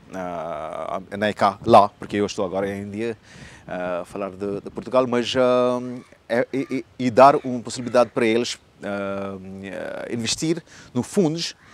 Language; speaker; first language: Portuguese; non-native, learner; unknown